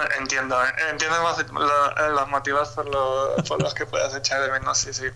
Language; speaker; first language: Spanish; early bilingual, other home language; German